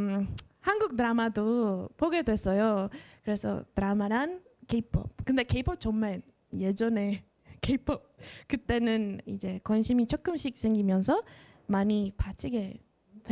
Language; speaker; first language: Korean; non-native, fluent; Spanish